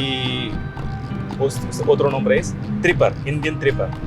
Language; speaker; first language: Spanish; non-native, learner; Hindi